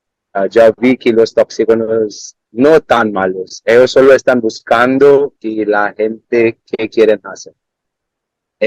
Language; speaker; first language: Spanish; non-native, learner; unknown